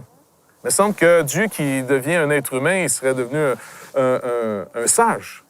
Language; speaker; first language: French; native; French